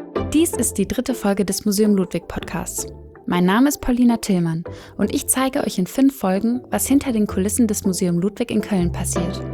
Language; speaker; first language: German; native; German